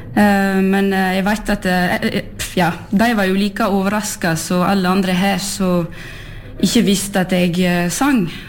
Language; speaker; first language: Norwegian; early bilingual, heritage; French